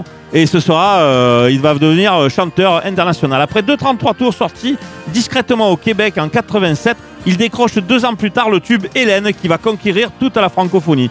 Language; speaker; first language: French; native; French